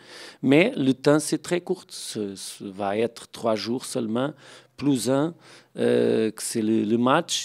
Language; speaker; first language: French; non-native, fluent; Portuguese